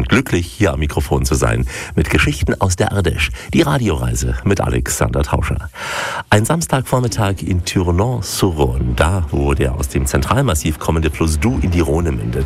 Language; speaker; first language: German; native; German